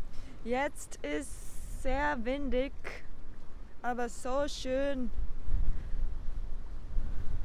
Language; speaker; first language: German; non-native, learner; Japanese